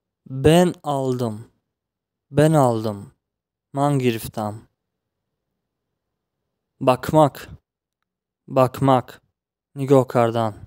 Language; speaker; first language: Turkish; non-native, fluent; Tajik